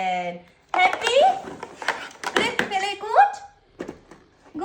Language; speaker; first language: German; non-native, learner; Tamil